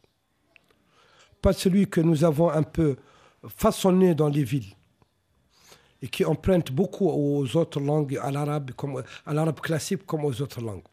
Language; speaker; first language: French; non-native, local second language; Arabic